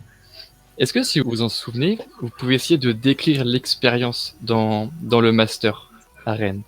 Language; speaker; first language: French; native; French